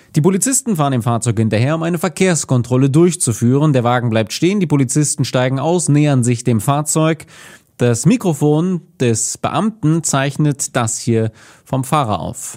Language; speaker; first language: German; native; German